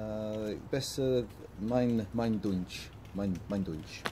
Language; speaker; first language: German; non-native, learner; English